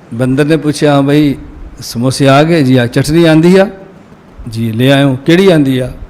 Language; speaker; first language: Urdu; non-native, local second language; Punjabi